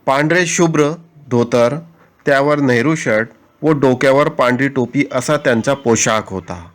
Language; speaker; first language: Marathi; non-native, local second language; Urdu